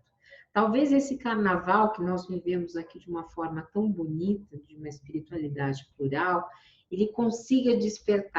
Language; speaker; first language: Portuguese; native; Portuguese